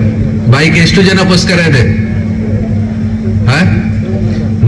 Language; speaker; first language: Kannada; non-native, local second language; Hindi